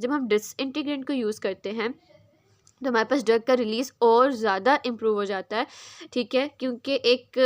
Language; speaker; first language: Hindi; native; Hindi